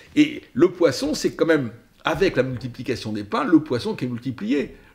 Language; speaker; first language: French; native; French